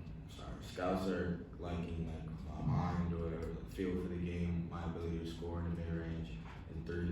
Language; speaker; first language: English; native; English